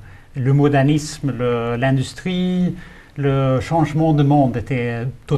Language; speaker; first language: French; non-native, fluent; Swedish